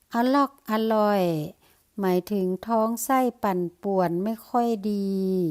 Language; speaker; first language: Thai; native; Thai